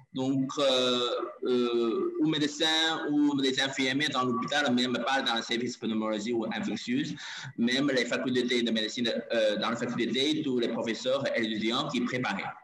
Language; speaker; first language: French; non-native, learner; Chinese